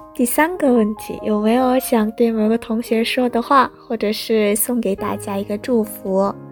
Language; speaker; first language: Chinese; non-native, fluent; Korean